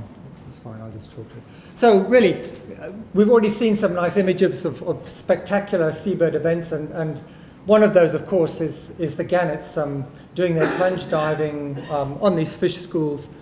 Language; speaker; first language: English; native; English